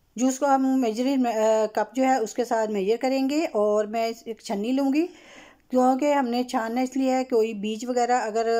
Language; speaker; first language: Urdu; native; Urdu